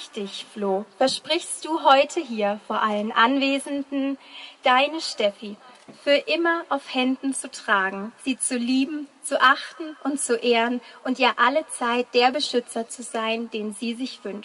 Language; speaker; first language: German; native; German